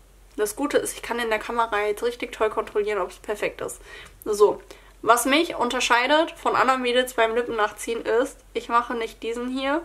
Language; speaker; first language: German; native; German